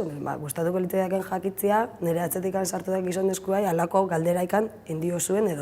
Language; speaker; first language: Basque; native; Basque